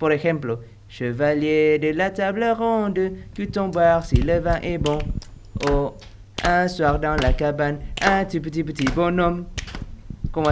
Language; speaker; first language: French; non-native, fluent; Indonesian